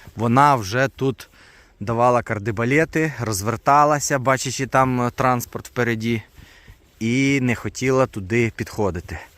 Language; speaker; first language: Ukrainian; non-native, local second language; Russian